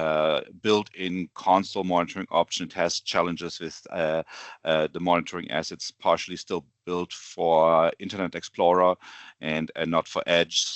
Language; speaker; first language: English; non-native, fluent; German